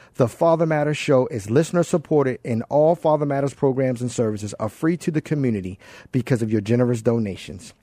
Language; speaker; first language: English; native; English